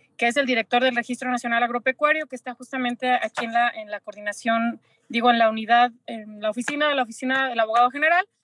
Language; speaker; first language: Spanish; native; Spanish